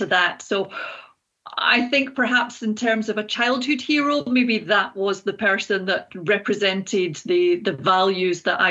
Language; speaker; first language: English; native; English